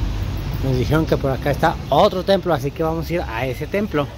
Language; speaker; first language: Spanish; native; Spanish